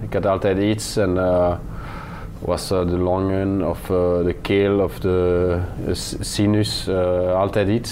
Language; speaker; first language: Dutch; non-native, local second language; French